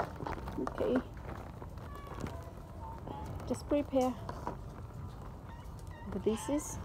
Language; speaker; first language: English; non-native, learner; Khmer